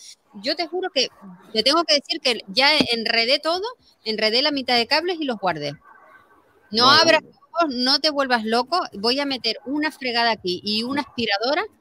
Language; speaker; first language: Spanish; native; Spanish